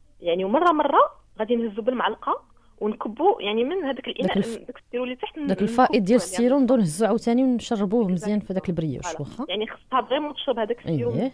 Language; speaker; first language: Arabic; native; Arabic